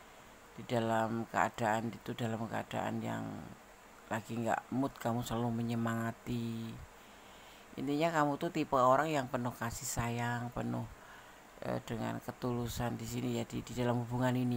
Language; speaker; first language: Indonesian; native; Indonesian